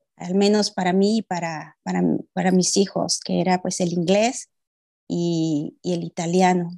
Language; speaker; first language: Spanish; native; Spanish